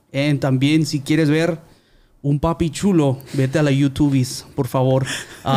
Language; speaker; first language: Spanish; early bilingual, other home language; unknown